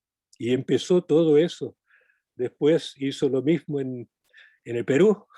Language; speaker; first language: Spanish; non-native, fluent; English